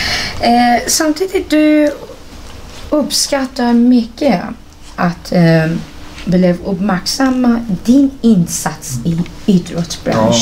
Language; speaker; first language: Swedish; non-native, fluent; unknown